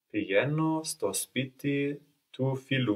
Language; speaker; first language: Greek; non-native, learner; English